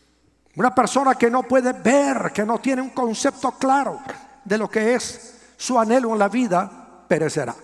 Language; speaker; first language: Spanish; native; Spanish